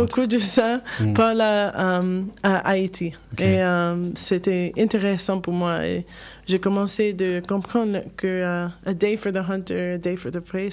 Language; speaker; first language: French; non-native, learner; English